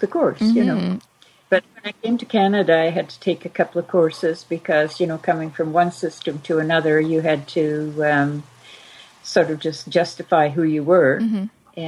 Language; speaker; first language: English; native; English